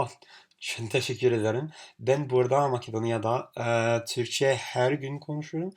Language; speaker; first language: Turkish; non-native, learner; English